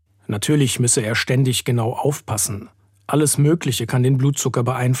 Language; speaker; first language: German; native; German